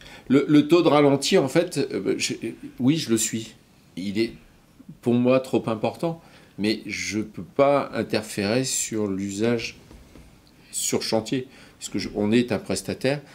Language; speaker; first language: French; native; French